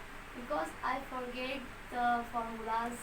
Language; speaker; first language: English; non-native, learner; Hindi